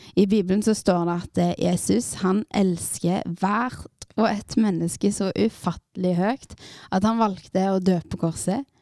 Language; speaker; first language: Norwegian; native; Norwegian